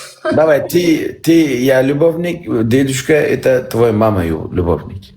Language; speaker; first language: Russian; non-native, learner; Uzbek